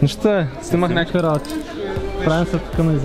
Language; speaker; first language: Bulgarian; native; Bulgarian